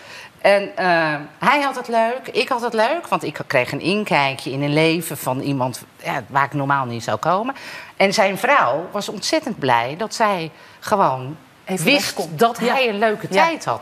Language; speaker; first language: Dutch; native; Dutch